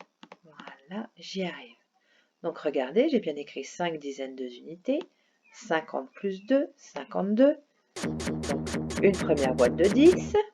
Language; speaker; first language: French; native; French